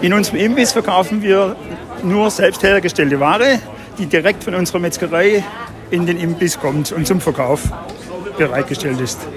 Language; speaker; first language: German; native; German